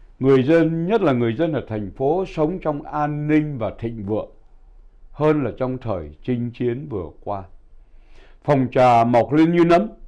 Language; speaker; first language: Vietnamese; native; Vietnamese